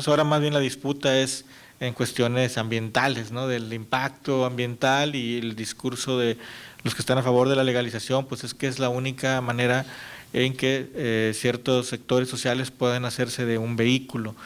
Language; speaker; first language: Spanish; native; Spanish